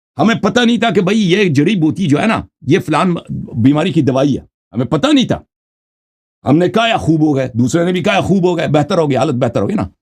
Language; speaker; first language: Urdu; non-native, fluent; Persian